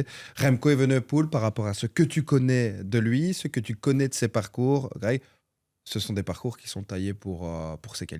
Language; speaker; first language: French; native; French